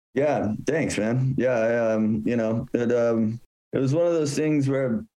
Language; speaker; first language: English; native; English